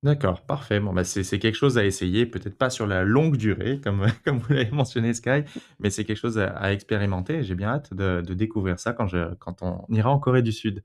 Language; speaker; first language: French; native; French